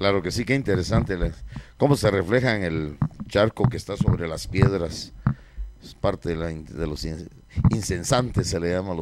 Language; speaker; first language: Spanish; native; Spanish